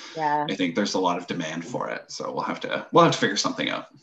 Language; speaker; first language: English; non-native, fluent; French